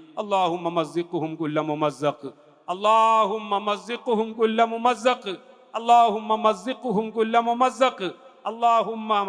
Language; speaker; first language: Arabic; non-native, fluent; Malayalam